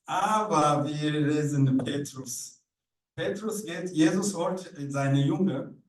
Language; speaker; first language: German; non-native, learner; Rundi